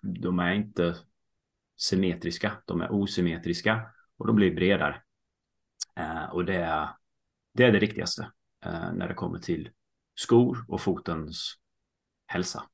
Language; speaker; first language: Swedish; early bilingual, heritage; Swedish